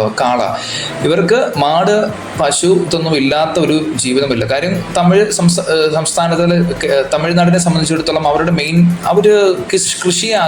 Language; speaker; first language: Malayalam; native; Malayalam